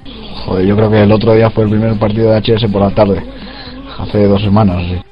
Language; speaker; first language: Spanish; native; Spanish